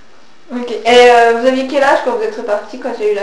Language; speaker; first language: French; native; French